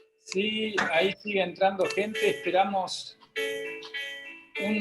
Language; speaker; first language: Spanish; native; Spanish